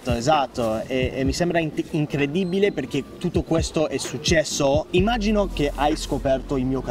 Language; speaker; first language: Italian; non-native, fluent; English